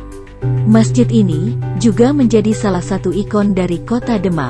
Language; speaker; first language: Indonesian; native; Indonesian